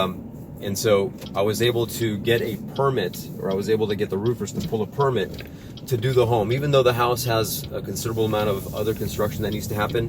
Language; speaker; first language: English; native; English